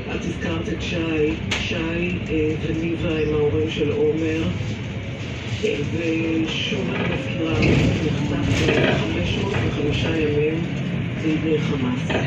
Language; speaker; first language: Hebrew; native; Hebrew